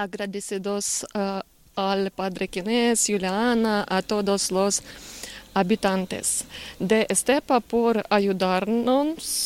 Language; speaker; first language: Spanish; non-native, learner; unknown